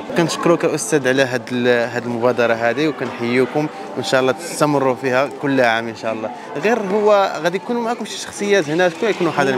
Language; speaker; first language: Arabic; native; Arabic